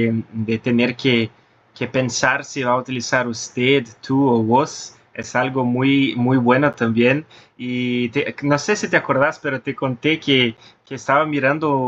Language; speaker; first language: Spanish; non-native, fluent; Portuguese